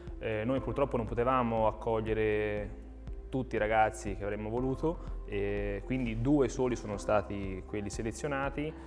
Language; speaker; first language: Italian; native; Italian